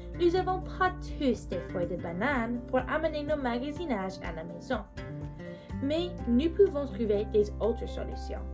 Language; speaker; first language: French; non-native, learner; English